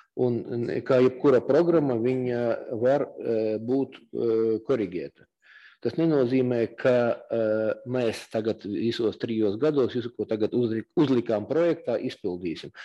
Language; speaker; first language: Latvian; non-native, local second language; Russian